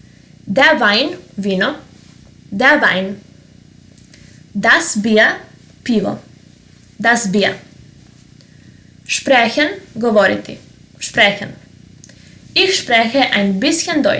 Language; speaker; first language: German; non-native, fluent; Serbian